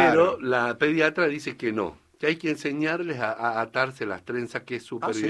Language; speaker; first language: Spanish; native; Spanish